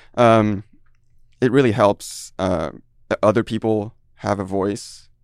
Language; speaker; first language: English; early bilingual, heritage; French